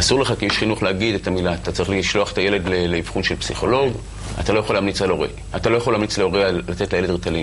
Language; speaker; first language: Hebrew; native; Hebrew